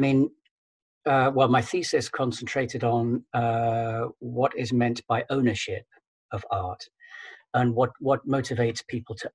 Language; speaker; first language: English; native; English